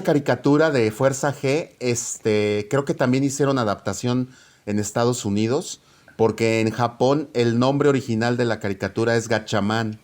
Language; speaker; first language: Spanish; native; Spanish